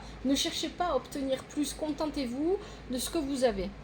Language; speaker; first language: French; native; French